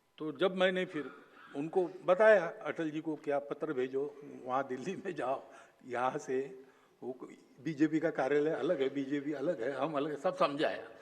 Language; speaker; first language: Hindi; non-native, local second language; Marathi